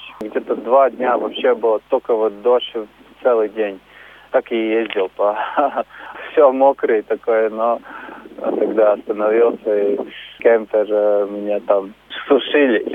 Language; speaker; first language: Russian; non-native, local second language; Latvian